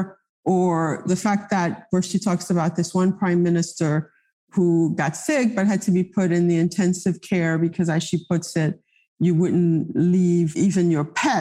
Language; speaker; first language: English; non-native, fluent; Haitian Creole